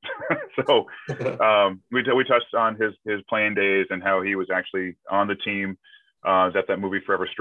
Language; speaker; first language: English; native; English